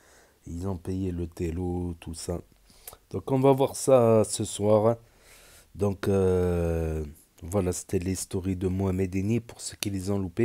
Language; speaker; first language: French; native; French